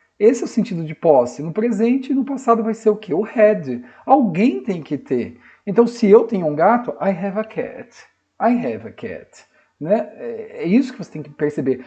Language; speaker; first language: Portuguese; native; Portuguese